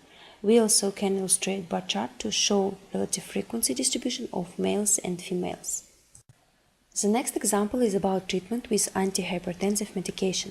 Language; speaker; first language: English; non-native, fluent; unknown